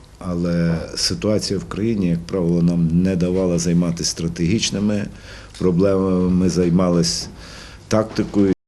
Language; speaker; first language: Ukrainian; native; Ukrainian